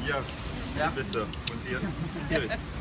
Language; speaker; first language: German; non-native, learner; French